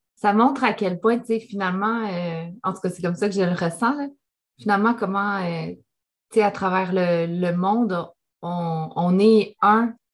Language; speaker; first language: French; native; French